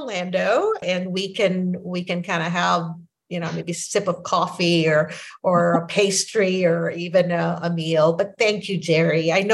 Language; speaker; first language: English; non-native, local second language; Filipino